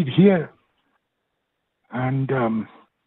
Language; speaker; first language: English; non-native, local second language; Bangla